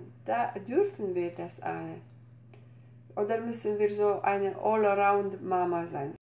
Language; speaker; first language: German; non-native, fluent; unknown